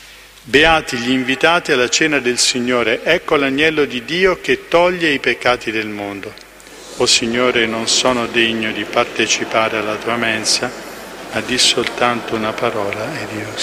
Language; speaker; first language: Italian; native; Italian